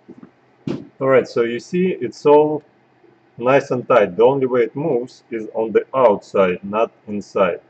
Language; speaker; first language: English; non-native, fluent; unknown